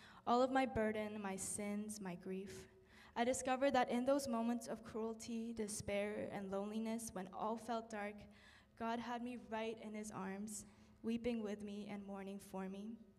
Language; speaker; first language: English; early bilingual, other home language; Korean